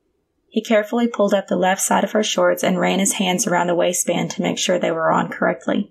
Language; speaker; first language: English; native; English